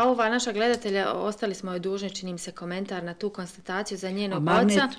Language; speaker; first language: Serbian; native; Serbian